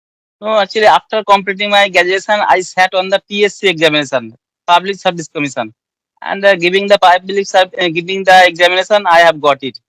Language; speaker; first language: English; non-native, learner; Bangla